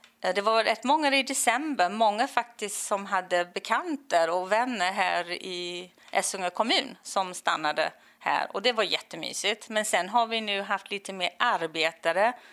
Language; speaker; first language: Swedish; non-native, fluent; English